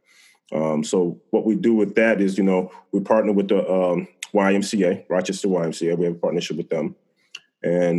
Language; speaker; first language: English; native; English